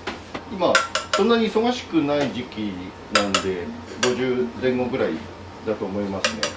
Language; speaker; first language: Japanese; native; Japanese